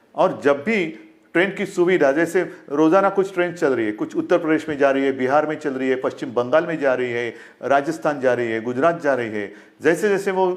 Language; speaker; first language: Hindi; non-native, local second language; Marathi